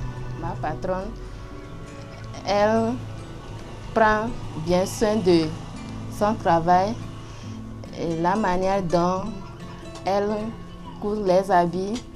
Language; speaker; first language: French; non-native, local second language; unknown